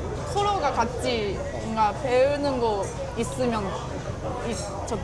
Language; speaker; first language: Korean; non-native, fluent; Japanese